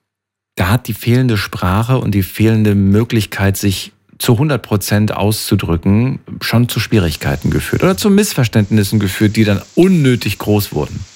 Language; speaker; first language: German; native; German